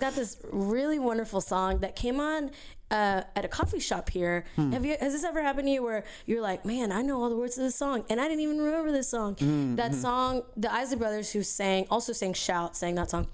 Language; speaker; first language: English; early bilingual, other home language; Spanish